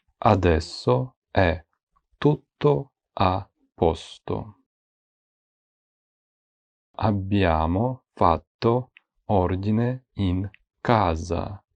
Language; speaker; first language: Italian; non-native, fluent; Ukrainian